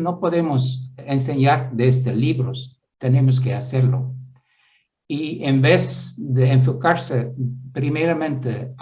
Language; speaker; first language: Spanish; non-native, fluent; Dutch